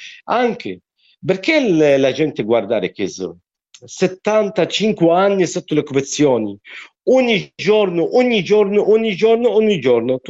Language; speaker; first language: Italian; non-native, learner; Arabic